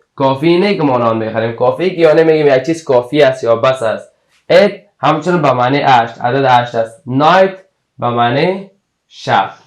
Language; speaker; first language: Persian; native; Persian